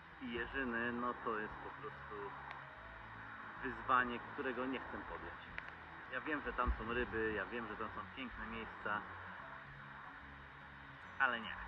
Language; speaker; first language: Polish; native; Polish